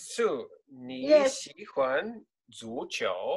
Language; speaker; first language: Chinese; non-native, learner; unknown